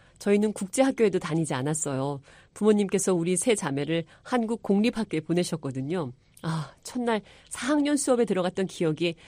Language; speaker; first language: Korean; early bilingual, heritage; English